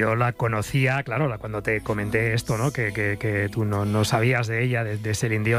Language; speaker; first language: Spanish; native; Spanish